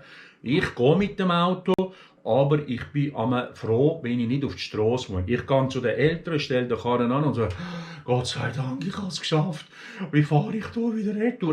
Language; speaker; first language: German; early bilingual, other home language; Turkish